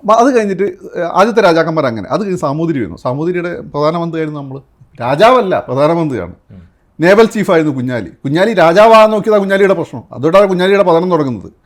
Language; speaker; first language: Malayalam; native; Malayalam